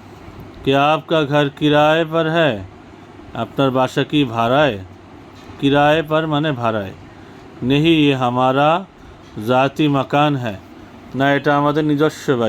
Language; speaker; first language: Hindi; non-native, fluent; Bangla